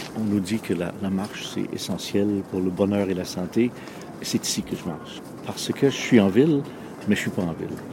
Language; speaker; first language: French; non-native, local second language; English